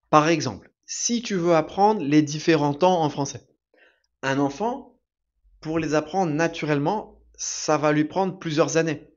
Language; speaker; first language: French; native; French